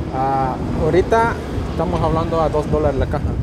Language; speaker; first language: Spanish; native; Spanish